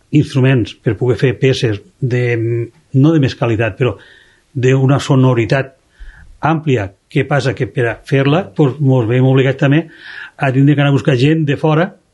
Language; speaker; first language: Catalan; native; Catalan